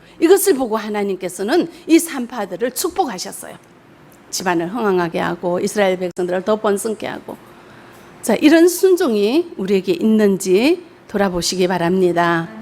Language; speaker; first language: Korean; native; Korean